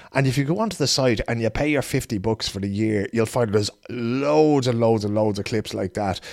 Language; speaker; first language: English; native; English